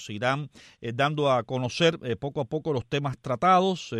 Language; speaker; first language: Spanish; native; Spanish